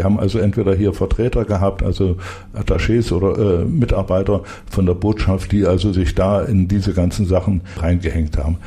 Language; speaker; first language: German; native; German